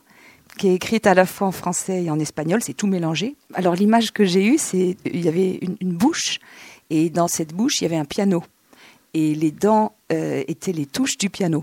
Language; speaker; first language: French; native; French